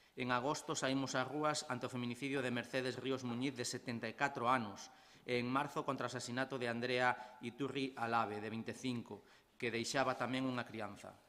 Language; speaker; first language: Galician; non-native, local second language; Spanish